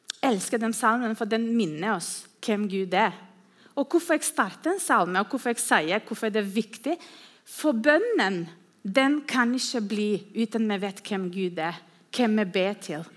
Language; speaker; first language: Norwegian; non-native, fluent; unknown